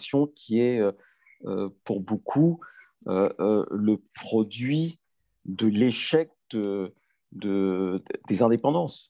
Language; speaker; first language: French; native; French